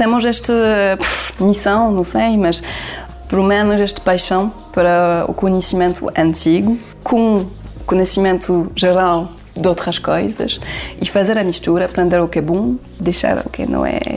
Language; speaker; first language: Portuguese; non-native, learner; French